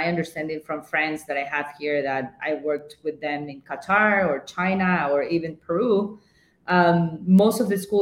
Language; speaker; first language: English; non-native, fluent; Spanish